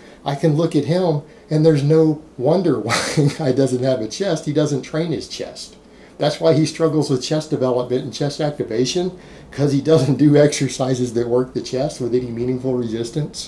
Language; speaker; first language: English; native; English